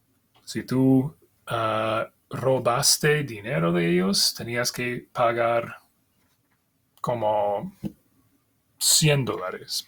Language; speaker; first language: Spanish; non-native, fluent; English